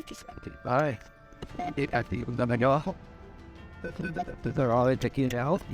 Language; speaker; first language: Spanish; native; Spanish